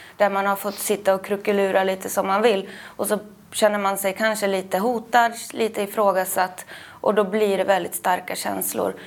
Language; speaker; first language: Swedish; native; Swedish